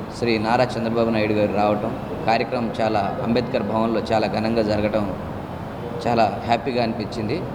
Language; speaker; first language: Telugu; non-native, local second language; Lambadi